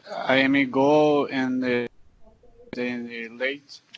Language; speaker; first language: English; non-native, learner; Portuguese